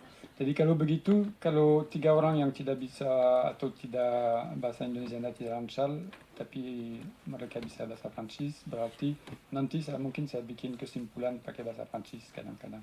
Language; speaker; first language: Indonesian; non-native, fluent; French